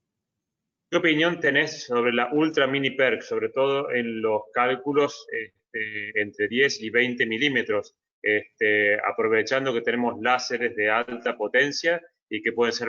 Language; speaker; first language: Spanish; native; Spanish